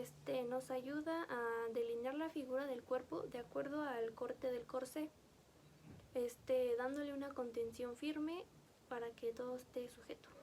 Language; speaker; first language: Spanish; native; Spanish